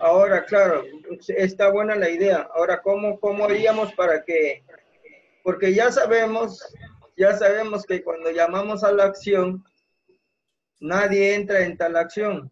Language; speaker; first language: Spanish; native; Spanish